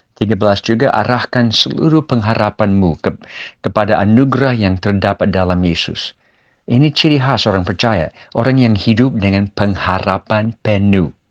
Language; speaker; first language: Malay; non-native, fluent; English